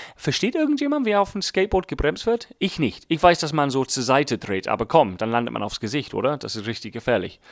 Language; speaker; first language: German; non-native, fluent; English